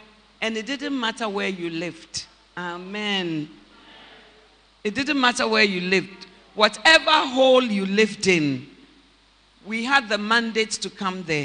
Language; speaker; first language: English; non-native, local second language; Akan